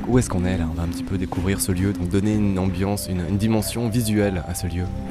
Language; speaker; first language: French; native; French